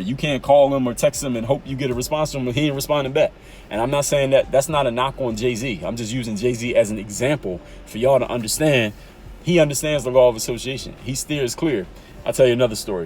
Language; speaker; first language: English; native; English